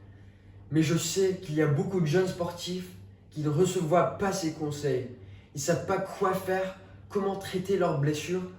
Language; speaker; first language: French; non-native, fluent; English